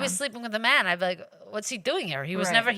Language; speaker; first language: English; native; English